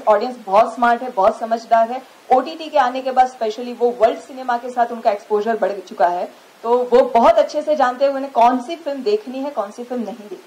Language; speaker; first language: Hindi; native; Hindi